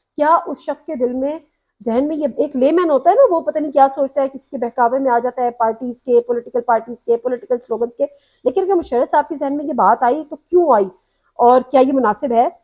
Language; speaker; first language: Urdu; native; Urdu